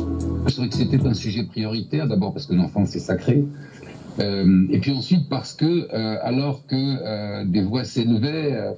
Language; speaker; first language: French; native; French